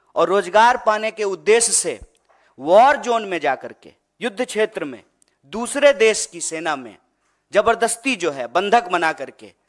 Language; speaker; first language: Hindi; native; Hindi